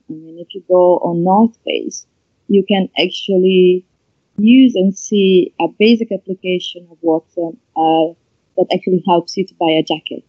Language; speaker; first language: English; non-native, fluent; Italian